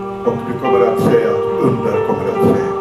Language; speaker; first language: Swedish; non-native, fluent; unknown